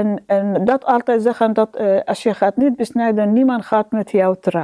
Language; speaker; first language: Dutch; non-native, learner; Arabic